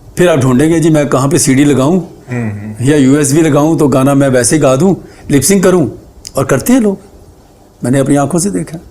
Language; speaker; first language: Urdu; native; Urdu